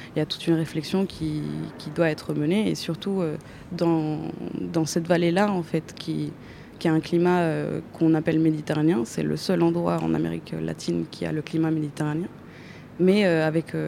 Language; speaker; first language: French; non-native, fluent; Spanish